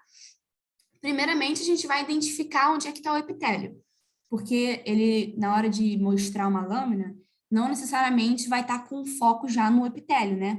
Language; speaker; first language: Portuguese; native; Portuguese